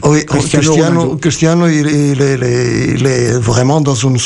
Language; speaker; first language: French; non-native, fluent; Portuguese